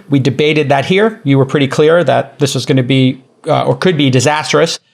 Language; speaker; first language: English; native; English